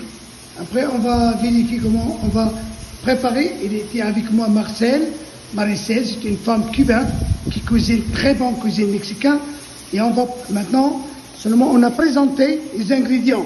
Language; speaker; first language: French; non-native, local second language; Arabic